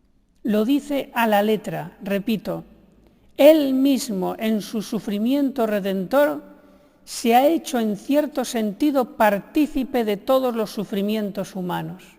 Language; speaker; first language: Spanish; native; Spanish